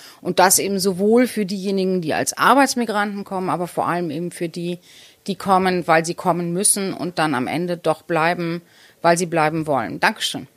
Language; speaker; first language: German; native; German